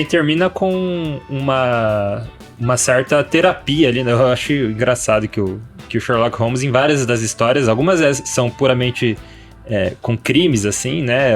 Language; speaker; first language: Portuguese; native; Portuguese